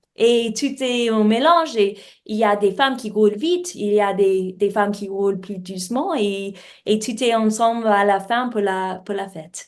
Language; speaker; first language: French; non-native, learner; English